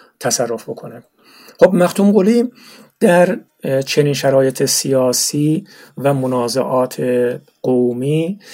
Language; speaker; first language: Persian; non-native, local second language; Turkmen